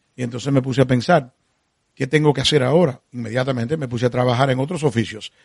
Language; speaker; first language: Spanish; early bilingual, heritage; Spanish